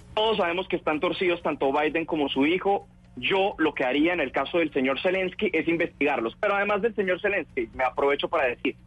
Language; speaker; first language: Spanish; native; Spanish